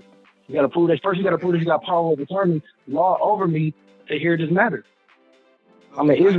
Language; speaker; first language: English; native; English